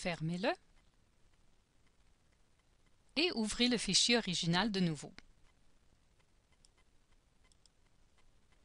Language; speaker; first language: French; native; French